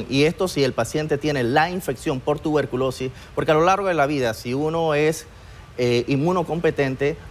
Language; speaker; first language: Spanish; native; Spanish